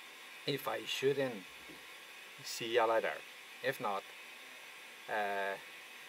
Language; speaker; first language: English; non-native, learner; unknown